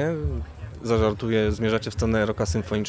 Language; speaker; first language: Polish; native; Polish